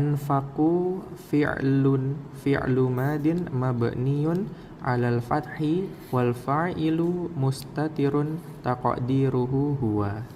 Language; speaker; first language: Arabic; non-native, learner; Indonesian